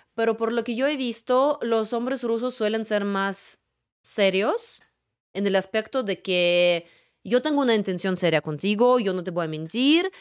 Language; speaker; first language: Spanish; non-native, fluent; Russian